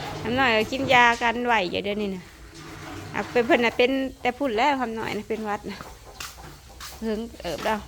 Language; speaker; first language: Thai; non-native, local second language; Northeastern Thai